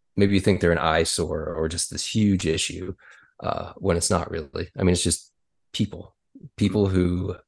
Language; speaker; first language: English; native; English